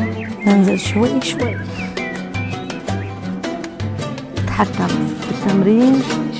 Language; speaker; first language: Arabic; native; Arabic